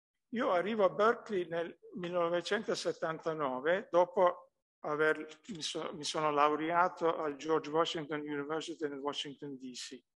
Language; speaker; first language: Italian; non-native, fluent; Turkish